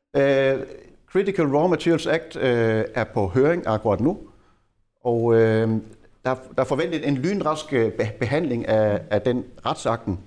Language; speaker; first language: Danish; native; Danish